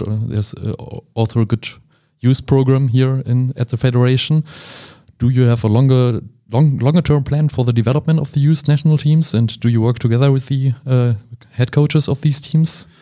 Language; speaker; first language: English; non-native, fluent; German